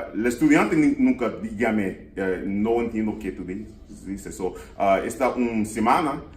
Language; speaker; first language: Spanish; non-native, learner; English